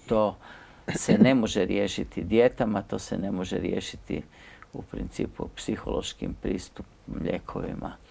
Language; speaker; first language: Croatian; native; Croatian